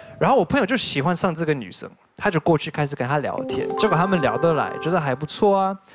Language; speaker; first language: Chinese; non-native, fluent; English